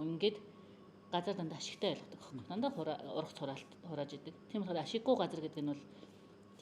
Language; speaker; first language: Mongolian; native; Mongolian